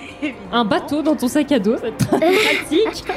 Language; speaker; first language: French; native; French